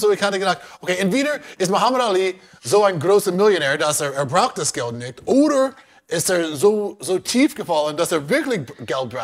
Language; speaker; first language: German; non-native, learner; English